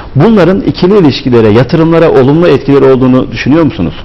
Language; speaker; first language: Turkish; native; Turkish